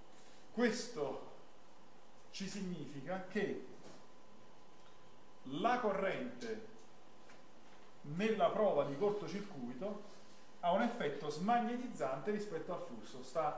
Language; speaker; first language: Italian; native; Italian